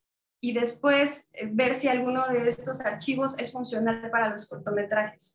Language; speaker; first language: Spanish; native; Spanish